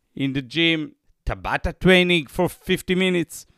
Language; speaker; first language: English; non-native, fluent; Hebrew